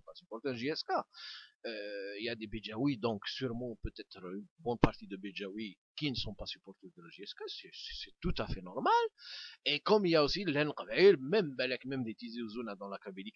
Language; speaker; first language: French; non-native, local second language; Kabyle